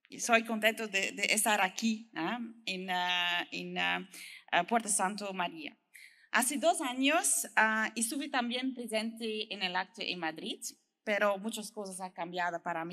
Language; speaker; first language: Spanish; non-native, learner; French